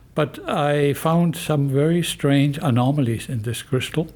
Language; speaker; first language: English; non-native, fluent; German